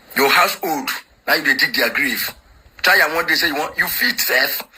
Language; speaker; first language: Nigerian Pidgin; non-native, local second language; Igbo